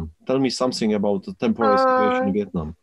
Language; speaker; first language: English; non-native, learner; Czech